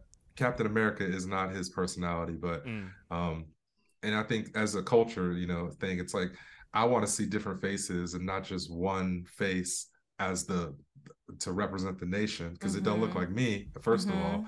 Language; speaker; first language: English; native; English